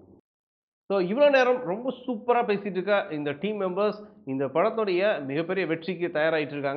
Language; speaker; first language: Tamil; native; Tamil